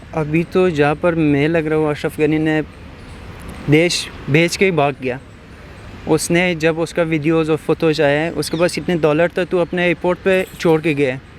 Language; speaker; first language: Hindi; non-native, fluent; Persian